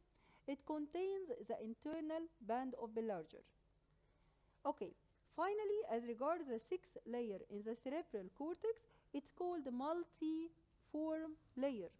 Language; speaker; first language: English; non-native, local second language; Arabic